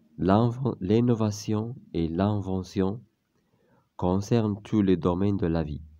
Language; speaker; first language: French; non-native, local second language; Arabic